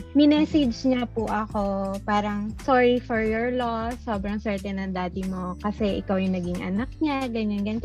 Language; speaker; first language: Filipino; native; Filipino